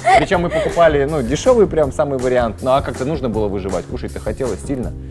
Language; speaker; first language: Russian; native; Russian